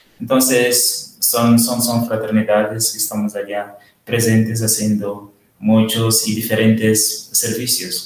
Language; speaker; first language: Spanish; non-native, learner; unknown